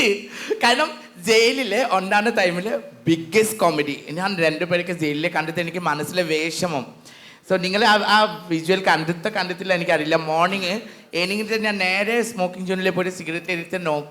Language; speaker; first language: Malayalam; non-native, local second language; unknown